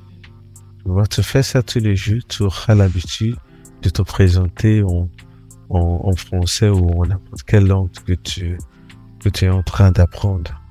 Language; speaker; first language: French; non-native, fluent; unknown